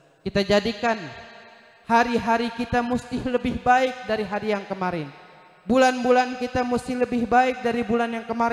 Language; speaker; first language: Indonesian; native; Indonesian